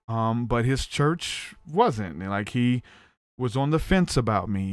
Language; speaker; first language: English; native; English